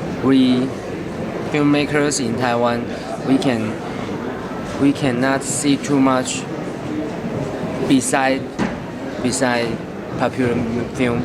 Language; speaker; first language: English; non-native, learner; Chinese